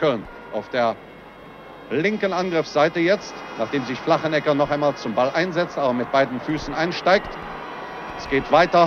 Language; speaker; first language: German; native; German